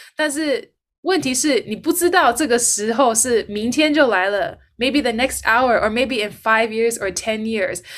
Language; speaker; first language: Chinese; early bilingual, heritage; Chinese